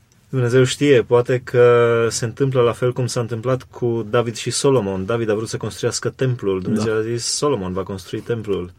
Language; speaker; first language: Romanian; native; Romanian